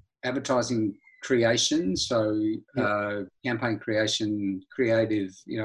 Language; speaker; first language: English; native; English